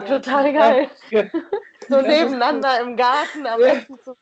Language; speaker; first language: German; native; German